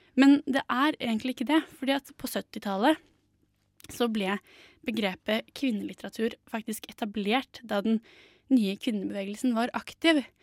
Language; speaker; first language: Norwegian; native; Norwegian